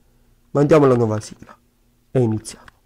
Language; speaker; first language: Italian; native; Italian